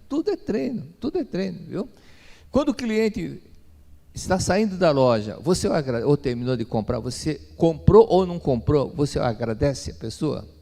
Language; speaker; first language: Portuguese; native; Portuguese